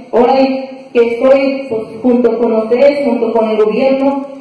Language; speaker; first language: Spanish; non-native, fluent; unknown